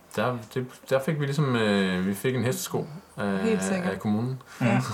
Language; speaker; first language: Danish; native; Danish